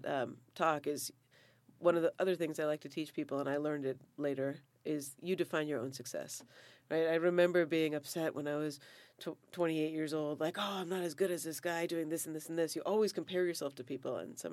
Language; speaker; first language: English; native; English